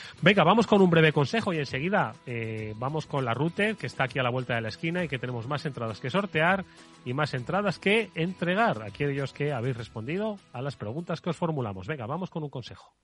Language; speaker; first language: Spanish; native; Spanish